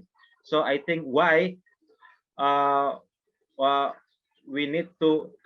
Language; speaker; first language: English; non-native, fluent; Indonesian